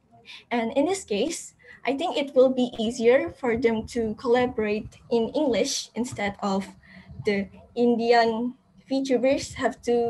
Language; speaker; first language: English; non-native, fluent; Indonesian